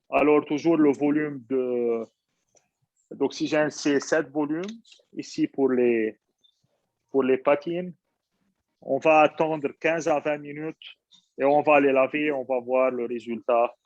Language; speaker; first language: French; non-native, fluent; Arabic